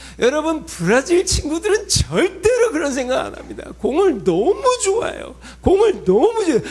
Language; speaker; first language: Korean; early bilingual, heritage; Korean